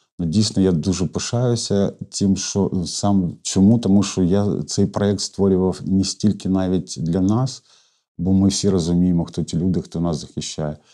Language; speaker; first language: Ukrainian; non-native, local second language; Russian